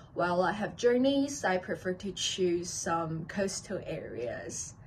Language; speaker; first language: English; non-native, learner; Chinese